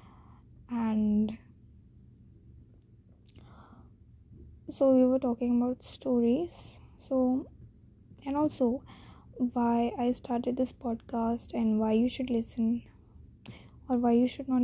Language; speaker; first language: English; non-native, local second language; Hindi